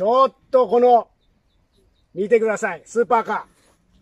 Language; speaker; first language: Japanese; native; Japanese